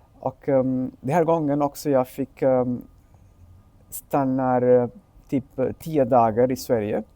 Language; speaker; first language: Swedish; non-native, learner; Sinhala